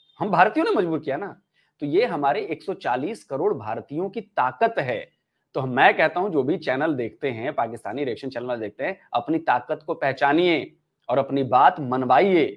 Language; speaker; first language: Hindi; native; Hindi